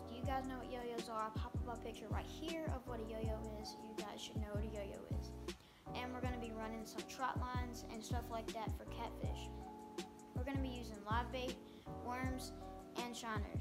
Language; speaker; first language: English; native; English